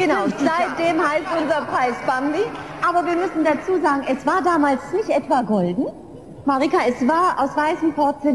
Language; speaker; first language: German; native; German